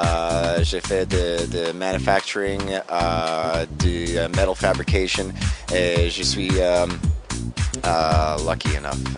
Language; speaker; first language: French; non-native, learner; English